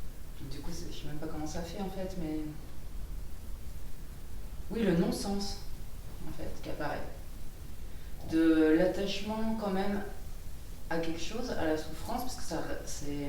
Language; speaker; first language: French; native; French